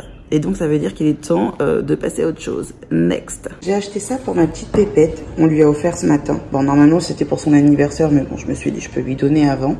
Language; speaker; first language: French; native; French